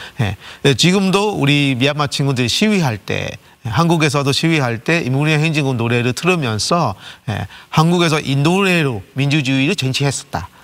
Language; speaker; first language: Korean; non-native, fluent; Burmese